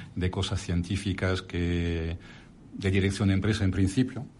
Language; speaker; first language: Spanish; non-native, fluent; French